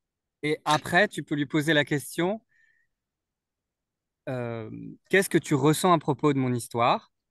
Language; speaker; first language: French; native; French